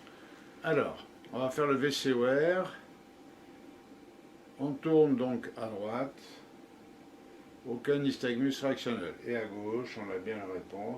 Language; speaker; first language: French; native; French